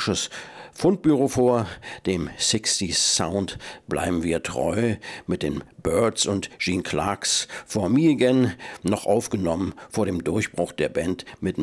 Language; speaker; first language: German; native; German